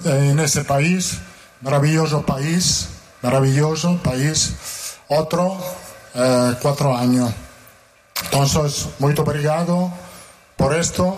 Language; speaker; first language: Portuguese; non-native, learner; Italian